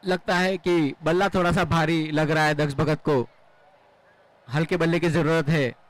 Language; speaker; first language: Hindi; non-native, local second language; Gujarati